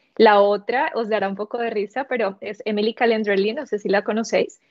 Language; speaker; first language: Spanish; native; Spanish